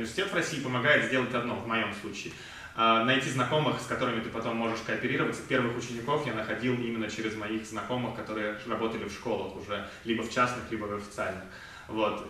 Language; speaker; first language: Russian; native; Russian